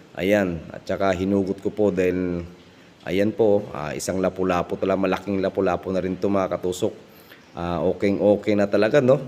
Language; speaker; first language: Filipino; non-native, local second language; Cebuano